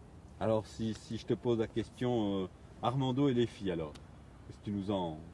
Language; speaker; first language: French; native; French